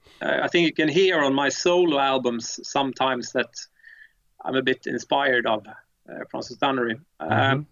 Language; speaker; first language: English; non-native, fluent; Swedish